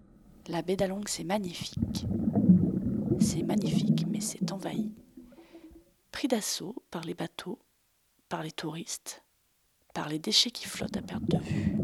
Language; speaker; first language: French; native; French